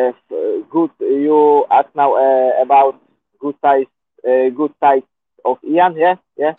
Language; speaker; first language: English; non-native, learner; Polish